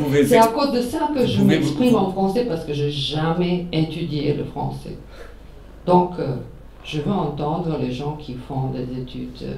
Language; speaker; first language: French; non-native, fluent; Serbian